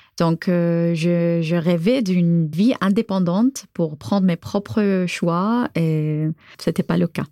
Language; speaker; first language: French; non-native, fluent; Arabic